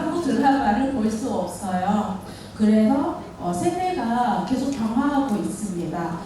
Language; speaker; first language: Korean; non-native, fluent; Vietnamese